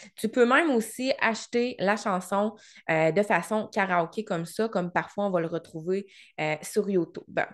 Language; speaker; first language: French; native; French